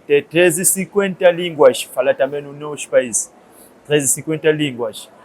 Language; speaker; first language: Portuguese; non-native, learner; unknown